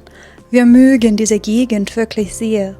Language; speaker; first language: German; non-native, fluent; Persian